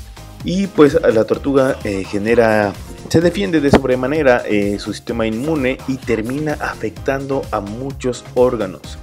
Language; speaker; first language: Spanish; native; Spanish